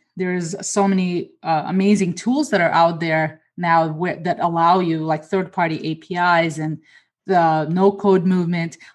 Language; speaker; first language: English; early bilingual, other home language; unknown